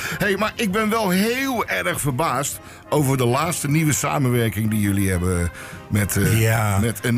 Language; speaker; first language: Dutch; native; Dutch